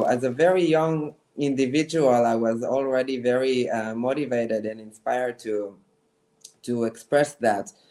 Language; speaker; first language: English; non-native, fluent; Hebrew